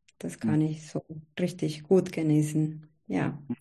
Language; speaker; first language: German; non-native, learner; Spanish